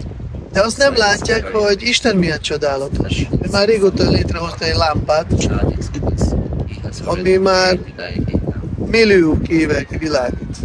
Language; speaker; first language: Hungarian; non-native, fluent; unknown